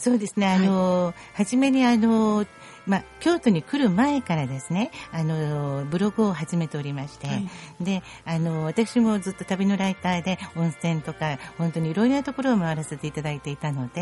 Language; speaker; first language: Japanese; native; Japanese